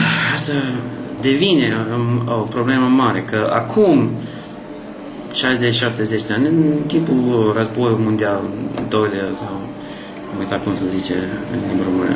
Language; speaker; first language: Romanian; non-native, learner; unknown